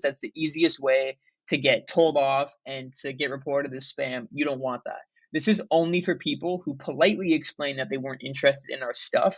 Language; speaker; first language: English; native; English